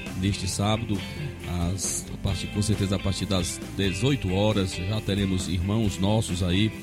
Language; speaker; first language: Portuguese; native; Portuguese